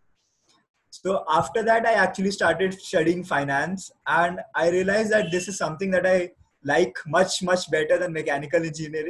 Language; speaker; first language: English; non-native, local second language; Hindi